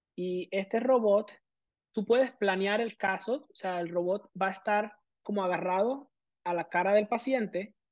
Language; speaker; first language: Spanish; native; Spanish